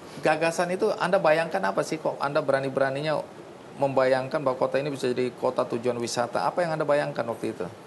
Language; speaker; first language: Indonesian; native; Indonesian